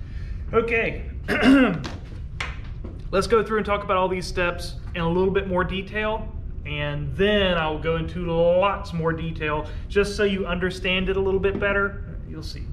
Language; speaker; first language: English; native; English